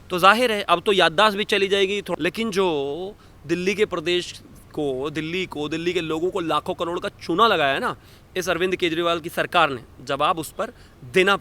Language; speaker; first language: Hindi; native; Hindi